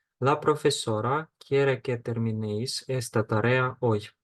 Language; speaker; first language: Spanish; non-native, fluent; Ukrainian